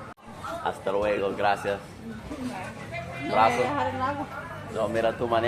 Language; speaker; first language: Spanish; non-native, learner; English